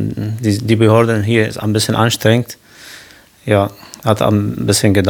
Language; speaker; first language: German; non-native, fluent; Arabic